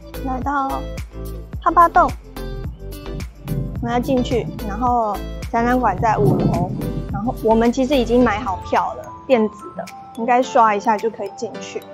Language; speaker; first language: Chinese; native; Chinese